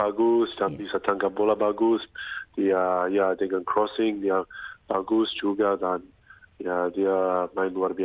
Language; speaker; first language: Indonesian; non-native, fluent; English